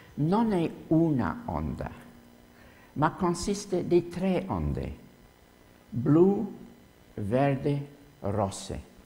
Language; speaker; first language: Italian; non-native, fluent; English